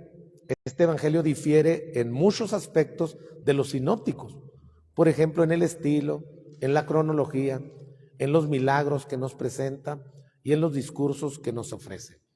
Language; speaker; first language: Spanish; native; Spanish